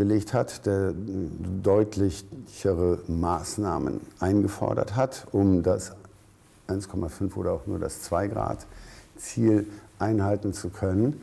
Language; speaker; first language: German; native; German